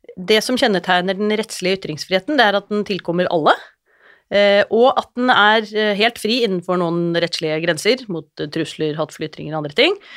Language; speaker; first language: Norwegian; native; Norwegian